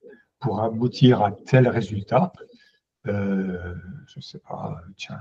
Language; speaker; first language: French; native; French